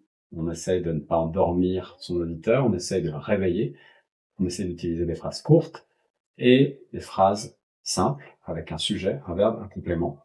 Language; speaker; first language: French; native; French